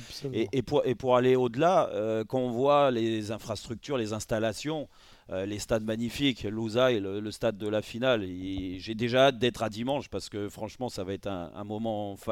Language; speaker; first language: French; native; French